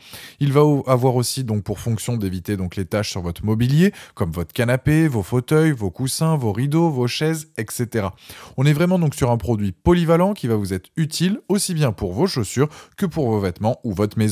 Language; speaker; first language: French; native; French